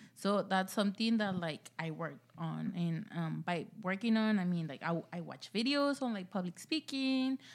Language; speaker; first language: English; early bilingual, other home language; Spanish